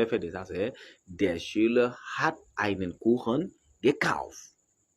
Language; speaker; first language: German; non-native, fluent; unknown